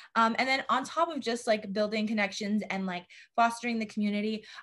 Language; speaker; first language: English; native; English